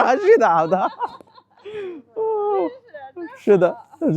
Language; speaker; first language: Chinese; non-native, fluent; Bangla